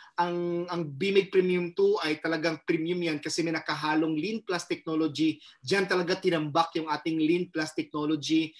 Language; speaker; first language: Filipino; non-native, local second language; Cebuano